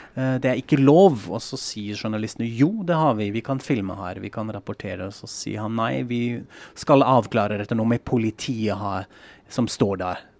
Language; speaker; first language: Norwegian; non-native, fluent; German